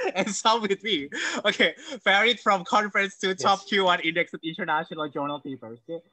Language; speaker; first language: English; non-native, fluent; Indonesian